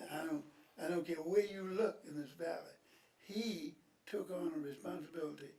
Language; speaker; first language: English; native; English